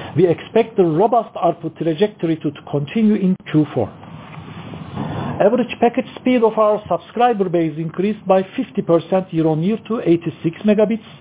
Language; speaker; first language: English; non-native, fluent; Turkish